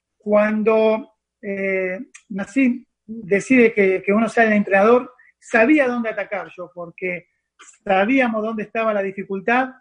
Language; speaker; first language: Spanish; native; Spanish